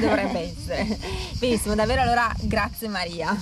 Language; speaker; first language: Italian; native; Italian